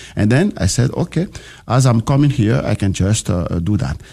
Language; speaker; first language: English; non-native, learner; French